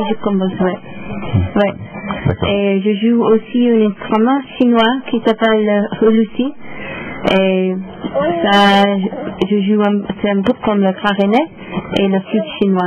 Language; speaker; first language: French; non-native, learner; English